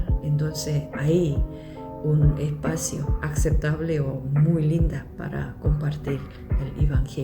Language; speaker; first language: Spanish; non-native, local second language; Korean